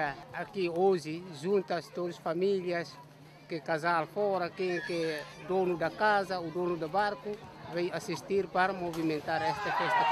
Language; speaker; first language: Portuguese; non-native, learner; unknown